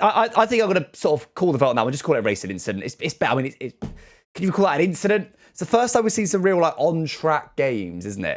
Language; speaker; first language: English; native; English